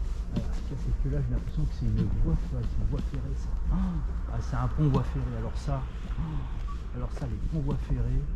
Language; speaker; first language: French; native; French